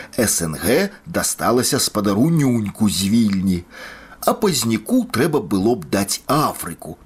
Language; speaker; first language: Belarusian; native; Belarusian